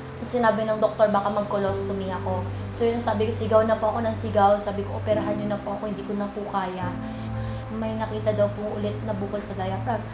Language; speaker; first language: Filipino; non-native, local second language; Bikol